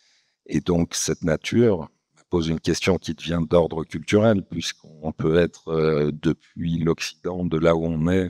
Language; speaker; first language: French; native; French